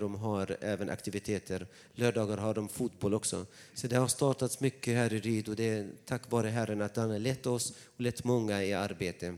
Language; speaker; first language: Swedish; non-native, fluent; Arabic